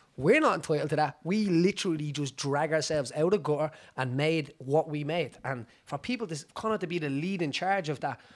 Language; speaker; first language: English; native; English